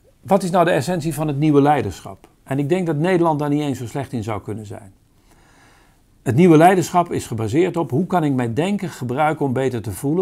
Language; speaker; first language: Dutch; native; Dutch